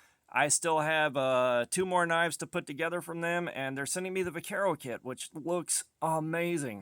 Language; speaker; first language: English; native; English